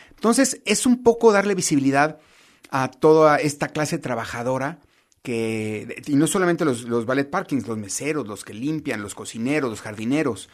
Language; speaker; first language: Spanish; native; Spanish